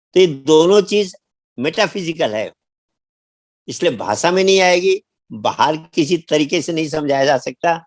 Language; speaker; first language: Hindi; native; Hindi